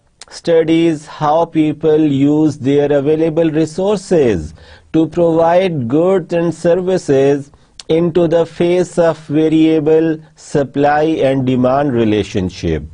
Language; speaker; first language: English; non-native, local second language; Urdu